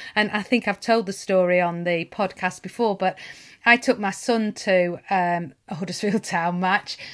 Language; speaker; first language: English; native; English